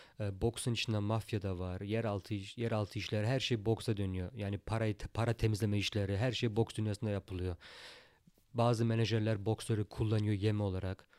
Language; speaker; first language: Turkish; early bilingual, heritage; Turkish